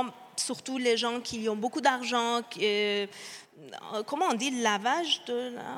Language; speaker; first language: French; non-native, fluent; Persian